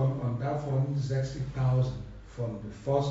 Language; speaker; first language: German; non-native, fluent; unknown